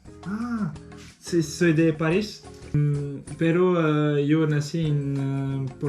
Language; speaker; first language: Spanish; non-native, learner; French